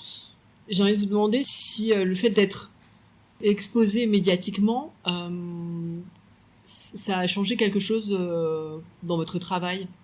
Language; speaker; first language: French; native; French